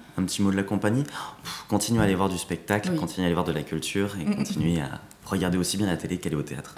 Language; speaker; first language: French; native; French